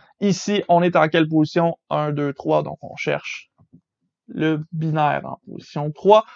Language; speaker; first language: French; native; French